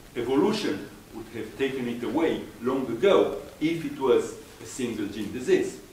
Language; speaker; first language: English; non-native, fluent; Romanian